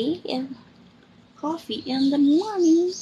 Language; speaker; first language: English; non-native, local second language; Filipino